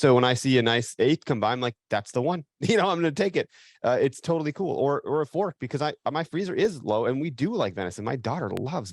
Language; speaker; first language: English; native; English